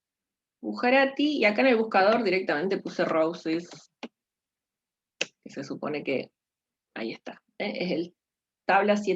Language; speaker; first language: Spanish; native; Spanish